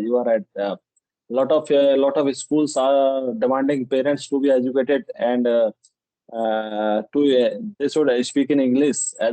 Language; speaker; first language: English; non-native, local second language; Hindi